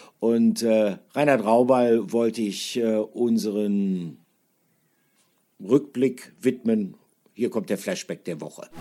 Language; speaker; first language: German; native; German